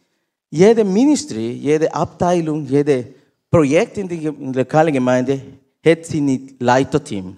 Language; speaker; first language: German; non-native, learner; Spanish